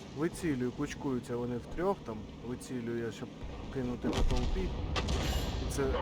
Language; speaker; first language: Ukrainian; non-native, local second language; Russian